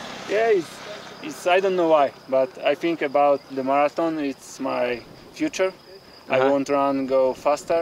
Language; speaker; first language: English; non-native, learner; Polish